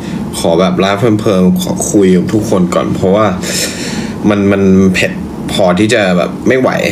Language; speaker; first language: Thai; early bilingual, heritage; Thai